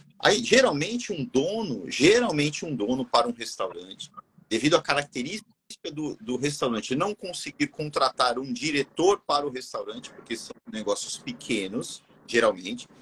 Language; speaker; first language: Portuguese; native; Portuguese